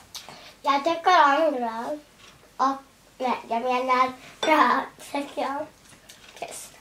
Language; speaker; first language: Swedish; early bilingual, other home language; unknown